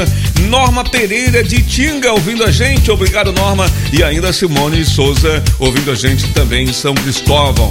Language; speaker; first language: Portuguese; native; Portuguese